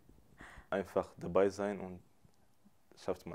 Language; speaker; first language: German; non-native, fluent; Arabic